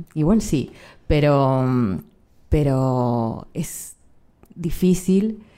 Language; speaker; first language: Spanish; native; Spanish